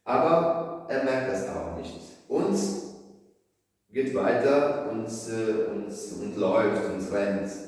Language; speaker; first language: German; non-native, fluent; Italian